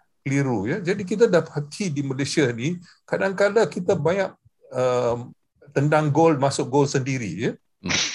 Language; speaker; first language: Malay; non-native, local second language; English